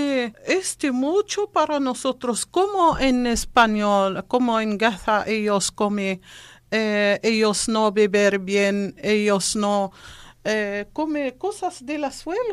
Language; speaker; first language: Spanish; non-native, learner; Arabic